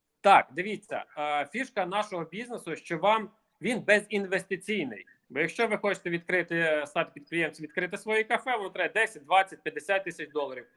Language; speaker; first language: Ukrainian; native; Ukrainian